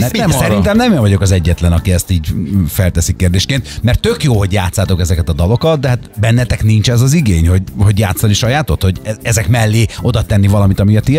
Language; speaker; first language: Hungarian; native; Hungarian